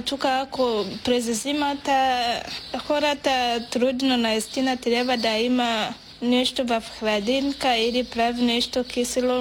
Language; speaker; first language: Bulgarian; non-native, learner; Swahili